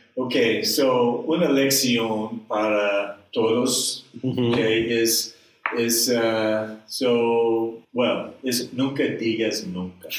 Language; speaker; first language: Spanish; non-native, learner; English